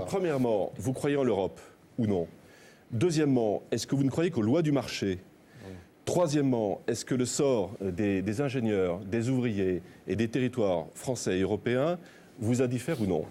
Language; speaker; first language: French; native; French